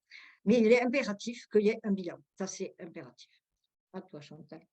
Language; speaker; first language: French; native; French